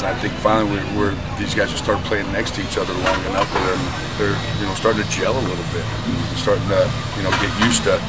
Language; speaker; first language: English; native; English